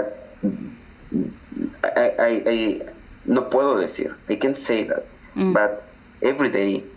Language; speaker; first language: English; non-native, learner; Spanish